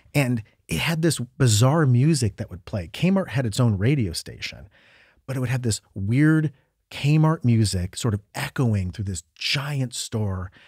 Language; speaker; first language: English; native; English